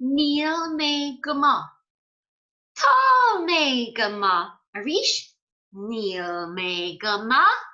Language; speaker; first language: Irish; non-native, fluent; English